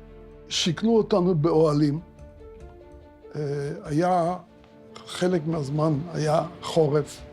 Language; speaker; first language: Hebrew; early bilingual, other home language; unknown